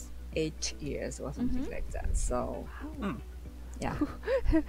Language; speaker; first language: English; non-native, learner; Japanese